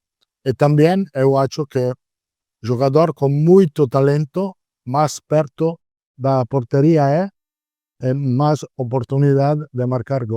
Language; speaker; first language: Portuguese; non-native, learner; Italian